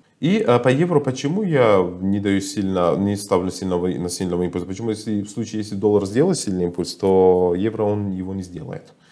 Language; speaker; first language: Russian; non-native, fluent; Persian